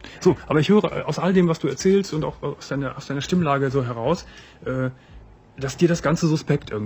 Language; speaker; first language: German; native; German